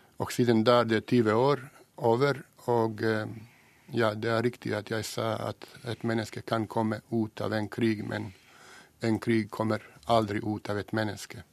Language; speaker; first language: Norwegian; non-native, fluent; Bosnian